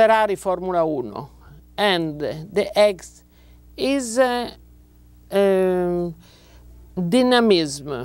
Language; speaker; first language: English; non-native, learner; Italian